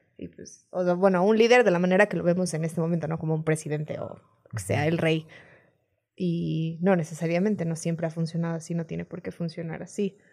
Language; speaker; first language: Spanish; native; Spanish